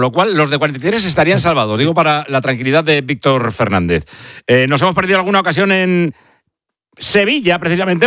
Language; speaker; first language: Spanish; native; Spanish